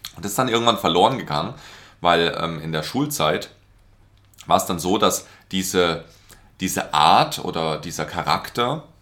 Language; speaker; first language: German; native; German